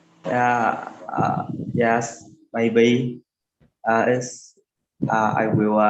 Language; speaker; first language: English; non-native, learner; Vietnamese